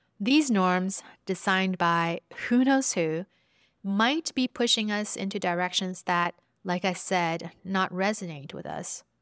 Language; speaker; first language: English; early bilingual, other home language; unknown